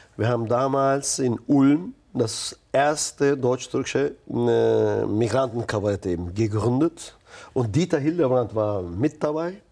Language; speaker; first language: German; non-native, fluent; Turkish